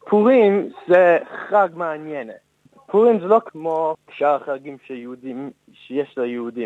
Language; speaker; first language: Hebrew; non-native, fluent; English